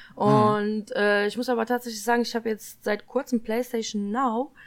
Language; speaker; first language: German; early bilingual, other home language; Polish